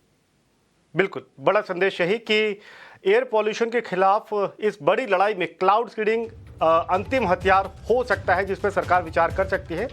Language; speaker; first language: Hindi; native; Hindi